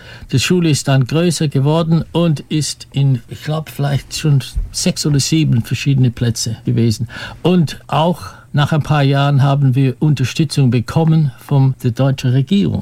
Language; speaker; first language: German; early bilingual, heritage; German